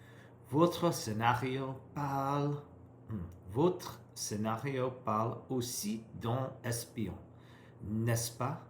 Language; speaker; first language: French; non-native, learner; English